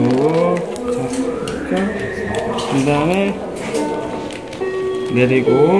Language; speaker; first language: Korean; native; Korean